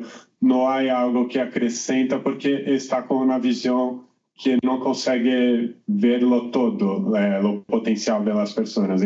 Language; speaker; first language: Spanish; non-native, learner; Portuguese